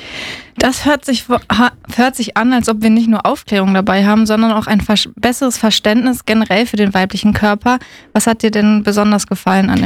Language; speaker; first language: German; native; German